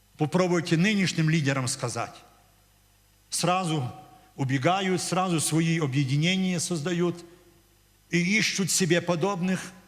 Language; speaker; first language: Russian; non-native, local second language; Ukrainian